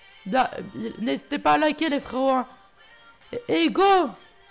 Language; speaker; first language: French; native; French